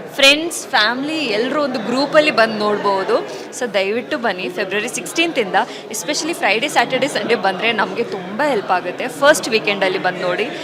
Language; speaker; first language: Kannada; non-native, fluent; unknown